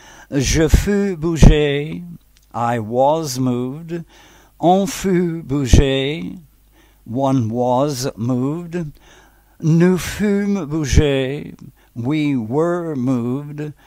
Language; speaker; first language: English; native; English